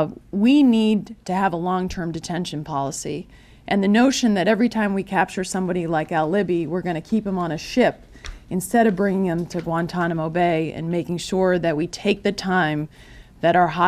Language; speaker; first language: English; native; English